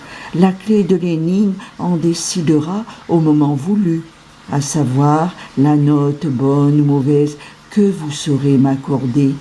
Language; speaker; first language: French; native; French